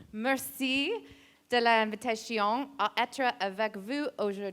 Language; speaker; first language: French; non-native, learner; English